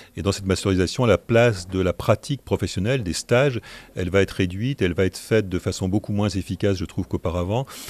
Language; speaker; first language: French; native; French